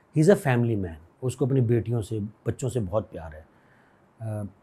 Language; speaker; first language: Hindi; native; Hindi